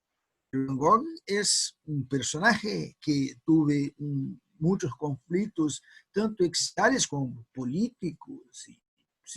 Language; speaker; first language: Spanish; non-native, fluent; Portuguese